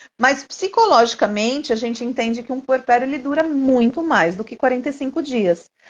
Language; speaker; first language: Portuguese; native; Portuguese